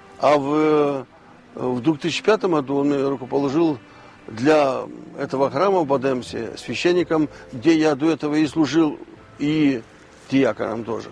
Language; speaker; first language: Russian; non-native, local second language; Romanian